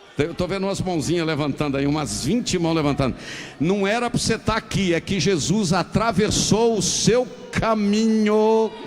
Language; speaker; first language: Portuguese; native; Portuguese